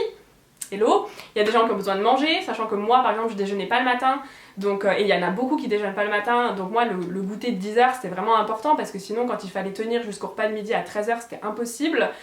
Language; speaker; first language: French; native; French